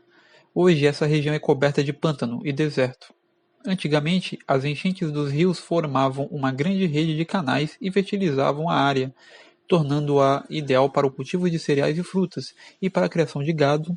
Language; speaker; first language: Portuguese; native; Portuguese